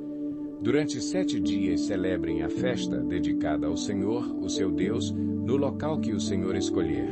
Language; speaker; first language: Portuguese; native; Portuguese